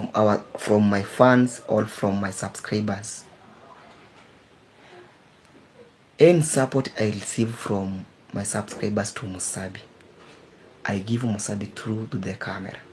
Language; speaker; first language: English; non-native, learner; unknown